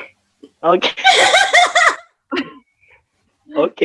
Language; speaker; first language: English; non-native, learner; Indonesian